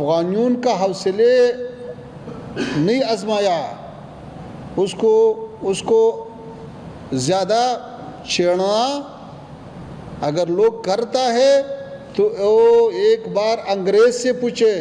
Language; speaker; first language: Hindi; non-native, fluent; Pashto